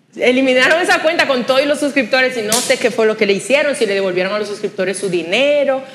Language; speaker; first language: Spanish; non-native, fluent; Haitian Creole